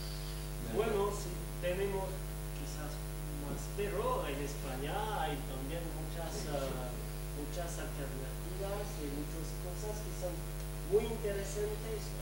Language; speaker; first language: Spanish; non-native, fluent; French